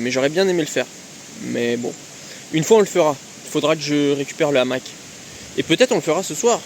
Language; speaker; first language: French; native; French